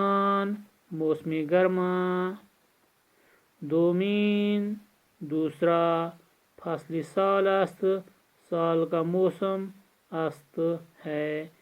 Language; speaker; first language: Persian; non-native, fluent; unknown